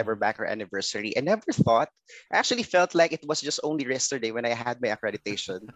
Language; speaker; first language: English; non-native, local second language; Filipino